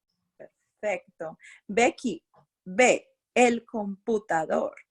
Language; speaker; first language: Spanish; non-native, fluent; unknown